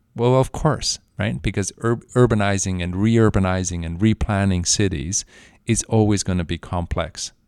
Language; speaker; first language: English; non-native, fluent; Spanish